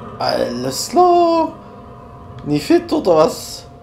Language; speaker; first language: German; native; German